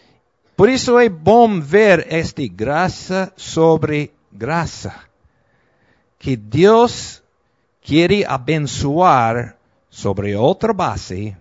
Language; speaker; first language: Portuguese; non-native, fluent; Spanish